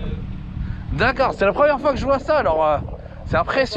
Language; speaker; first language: French; native; French